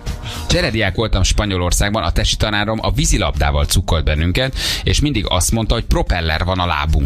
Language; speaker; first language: Hungarian; native; Hungarian